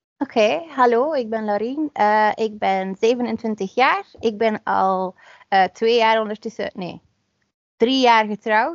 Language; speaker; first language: Dutch; native; Dutch